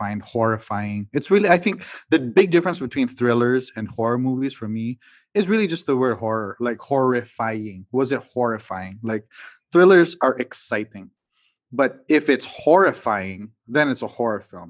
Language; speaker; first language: English; non-native, local second language; Cebuano